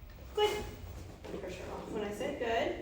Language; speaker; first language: English; native; English